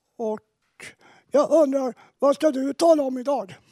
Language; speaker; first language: Swedish; native; Swedish